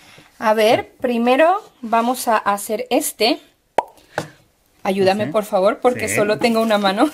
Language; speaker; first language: Spanish; native; Spanish